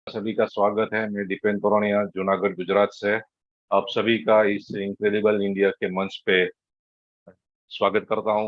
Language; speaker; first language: Hindi; non-native, local second language; Gujarati